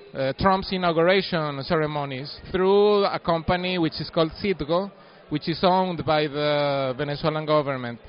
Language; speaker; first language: English; non-native, fluent; Spanish